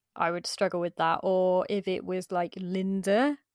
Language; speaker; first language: English; native; English